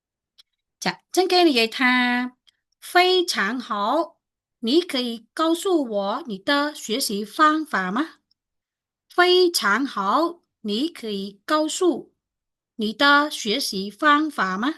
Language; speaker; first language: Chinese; non-native, fluent; Khmer